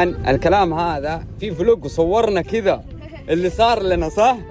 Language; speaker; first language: Arabic; native; Arabic